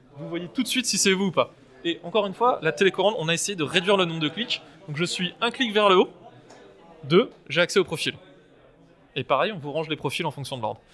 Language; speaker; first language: French; native; French